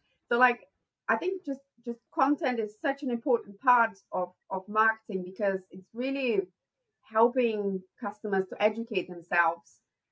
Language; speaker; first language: English; non-native, fluent; Portuguese